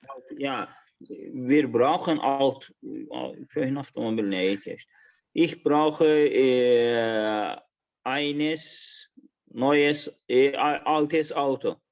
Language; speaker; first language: German; non-native, learner; Azerbaijani